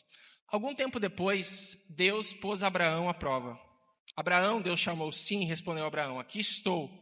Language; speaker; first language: Portuguese; native; Portuguese